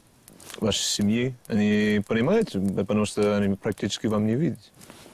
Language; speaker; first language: Russian; non-native, learner; English